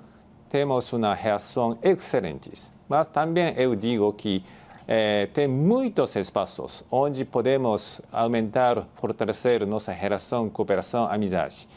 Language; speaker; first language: Portuguese; non-native, fluent; Japanese